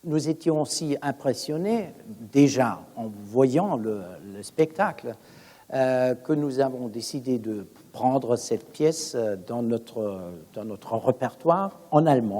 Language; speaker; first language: French; non-native, fluent; German